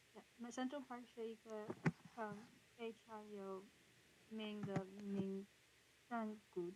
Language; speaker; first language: Chinese; non-native, learner; English